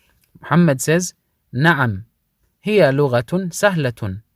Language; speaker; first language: Arabic; non-native, fluent; English